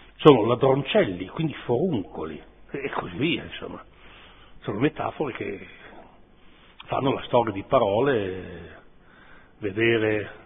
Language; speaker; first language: Italian; native; Italian